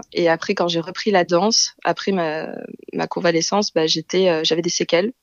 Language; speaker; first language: French; native; French